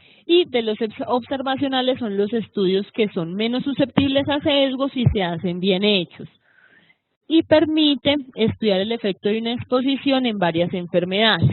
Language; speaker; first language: Spanish; native; Spanish